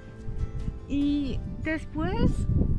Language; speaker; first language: Spanish; non-native, fluent; German